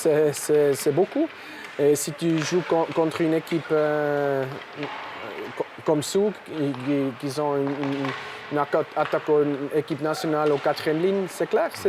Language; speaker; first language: French; non-native, local second language; German